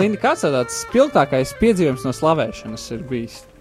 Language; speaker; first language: Latvian; native; Latvian